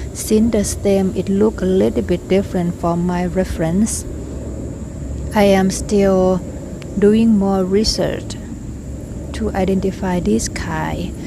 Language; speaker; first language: English; non-native, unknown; Thai